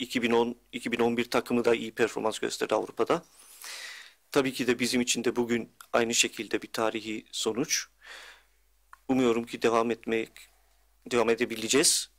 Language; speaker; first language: Turkish; early bilingual, heritage; Turkish